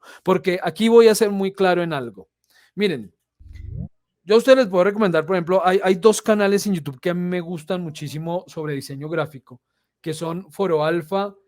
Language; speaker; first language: Spanish; native; Spanish